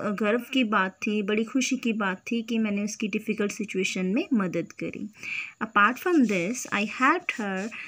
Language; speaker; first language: Hindi; native; Hindi